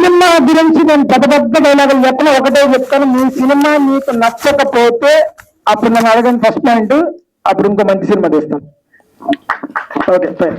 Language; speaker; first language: Telugu; native; Telugu